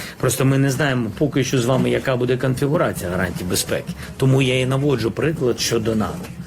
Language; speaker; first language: Ukrainian; non-native, local second language; Russian